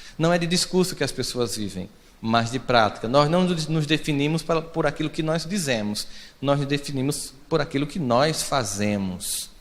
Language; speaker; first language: Portuguese; native; Portuguese